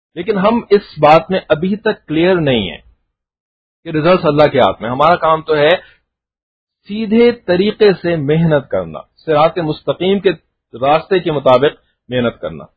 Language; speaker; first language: Urdu; native; Urdu